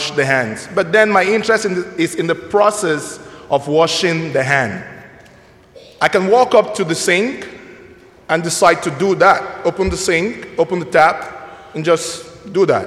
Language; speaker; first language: English; non-native, local second language; Igbo